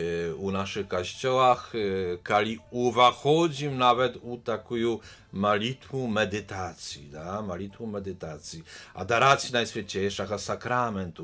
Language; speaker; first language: Polish; non-native, learner; Belarusian